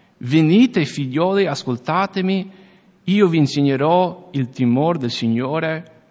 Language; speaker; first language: Italian; non-native, fluent; English